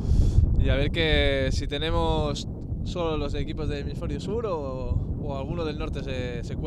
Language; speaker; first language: Spanish; native; Spanish